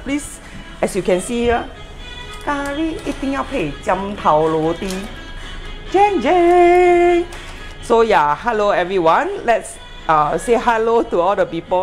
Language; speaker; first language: English; non-native, local second language; Chinese